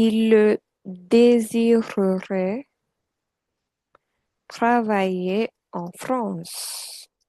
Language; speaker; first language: French; non-native, fluent; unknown